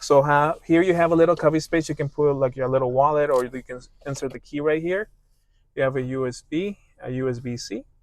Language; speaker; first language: English; native; English